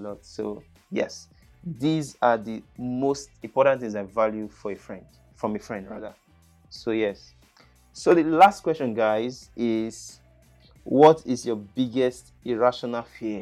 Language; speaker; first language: English; native; English